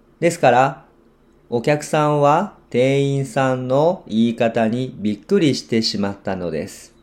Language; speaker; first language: Japanese; non-native, fluent; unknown